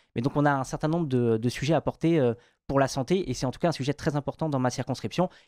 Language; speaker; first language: French; native; French